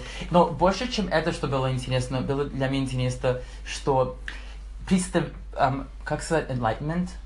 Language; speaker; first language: Russian; non-native, learner; English